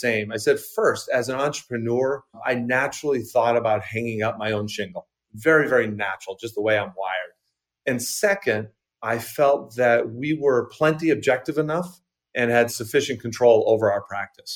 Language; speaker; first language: English; native; English